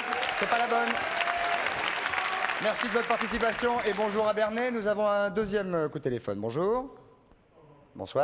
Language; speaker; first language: French; native; French